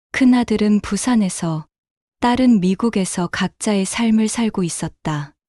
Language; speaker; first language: Korean; native; Korean